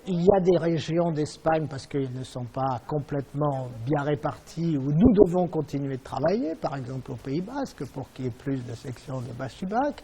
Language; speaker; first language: French; native; French